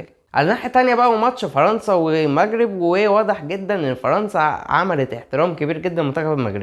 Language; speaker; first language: Arabic; native; Arabic